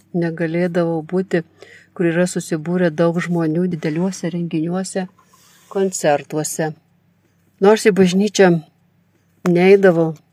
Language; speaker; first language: Lithuanian; native; Lithuanian